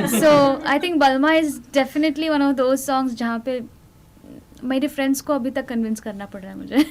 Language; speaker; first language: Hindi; non-native, local second language; Bangla